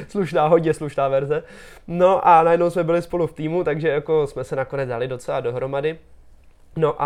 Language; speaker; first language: Czech; native; Czech